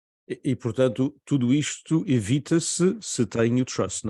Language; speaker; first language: Portuguese; native; Portuguese